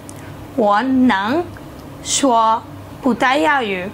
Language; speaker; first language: Chinese; non-native, learner; Portuguese